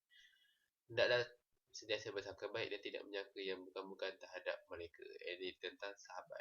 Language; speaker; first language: Malay; native; Malay